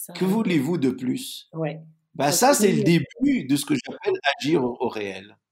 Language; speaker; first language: French; non-native, local second language; Arabic